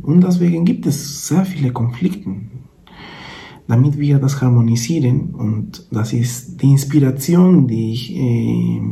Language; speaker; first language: German; non-native, fluent; Spanish